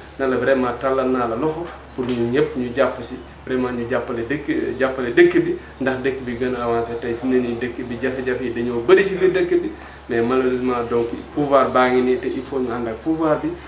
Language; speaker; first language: Wolof; non-native, local second language; Fula